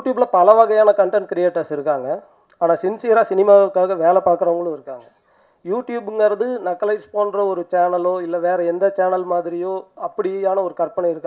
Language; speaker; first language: Tamil; native; Tamil